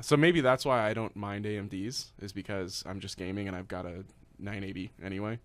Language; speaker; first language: English; native; English